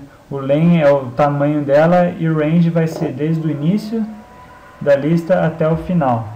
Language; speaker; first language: Portuguese; native; Portuguese